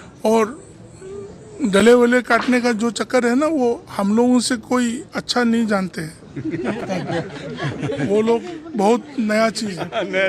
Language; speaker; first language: Hindi; non-native, local second language; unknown